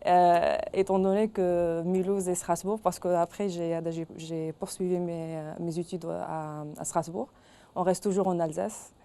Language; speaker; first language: French; non-native, local second language; Arabic